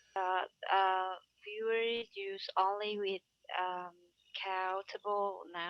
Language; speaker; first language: English; non-native, learner; Vietnamese